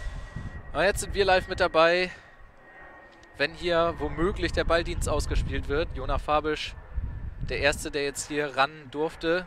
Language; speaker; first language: German; native; German